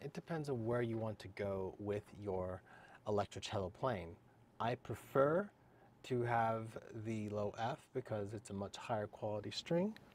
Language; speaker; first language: English; native; English